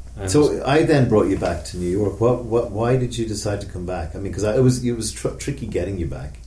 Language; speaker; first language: English; native; English